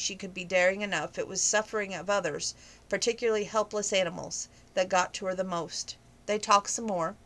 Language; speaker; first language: English; native; English